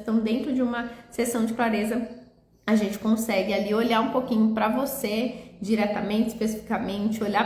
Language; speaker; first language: Portuguese; native; Portuguese